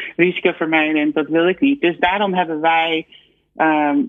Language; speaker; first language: Dutch; non-native, fluent; English